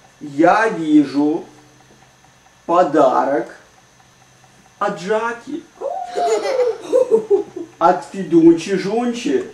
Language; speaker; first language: Russian; native; Russian